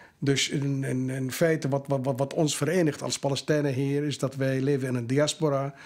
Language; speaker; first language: Dutch; non-native, fluent; Arabic